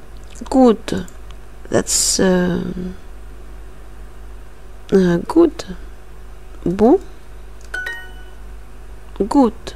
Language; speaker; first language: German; non-native, learner; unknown